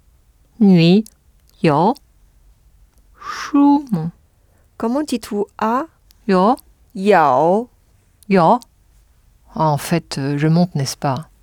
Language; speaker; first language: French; non-native, fluent; Chinese